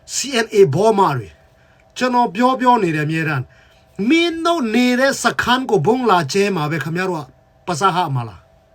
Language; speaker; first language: Burmese; non-native, local second language; Tedim Chin